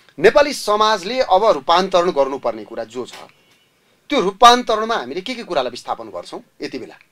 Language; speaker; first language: Nepali; native; Nepali